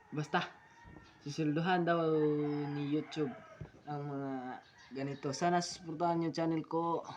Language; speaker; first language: Filipino; non-native, local second language; Cebuano